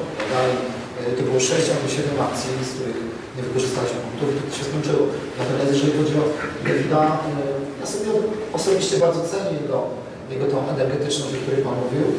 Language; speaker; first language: Polish; native; Polish